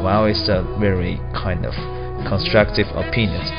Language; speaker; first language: English; non-native, fluent; Chinese